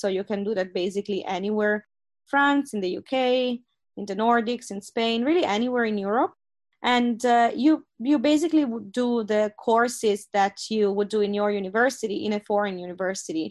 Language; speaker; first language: English; non-native, fluent; Italian